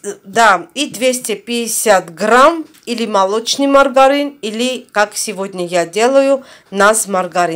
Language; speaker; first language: Russian; non-native, fluent; Armenian